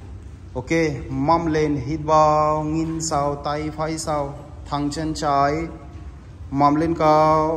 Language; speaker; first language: Vietnamese; non-native, learner; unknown